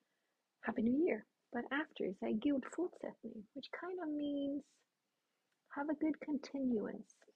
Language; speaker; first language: English; non-native, fluent; Swedish